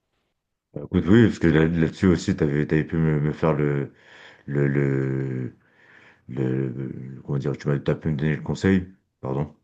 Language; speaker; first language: French; native; French